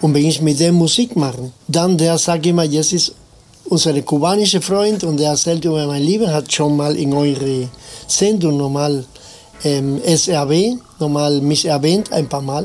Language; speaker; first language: German; non-native, fluent; Spanish